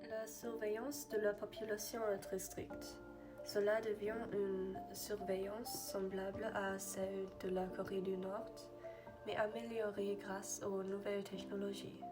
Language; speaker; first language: French; non-native, learner; German